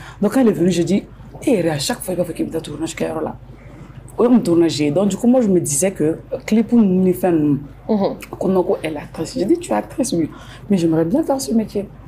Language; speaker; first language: French; non-native, local second language; Soninke